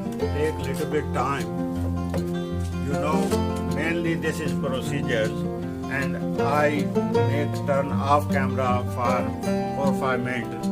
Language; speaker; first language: English; non-native, learner; Punjabi